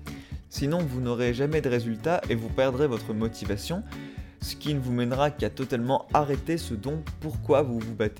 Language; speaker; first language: French; native; French